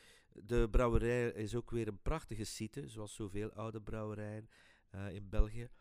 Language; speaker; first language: Dutch; native; Dutch